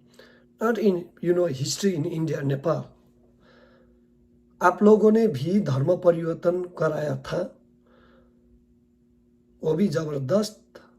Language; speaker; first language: Hindi; non-native, learner; Nepali